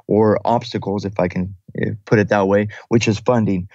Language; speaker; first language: English; early bilingual, other home language; Russian